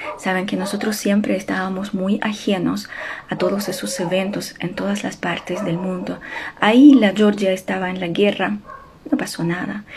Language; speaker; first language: Spanish; non-native, fluent; Ukrainian